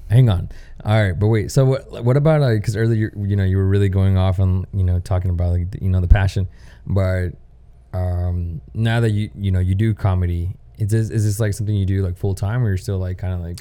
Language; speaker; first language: English; native; English